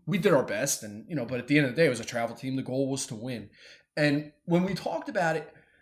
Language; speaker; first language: English; native; English